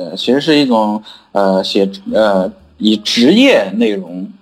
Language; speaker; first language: Chinese; native; Chinese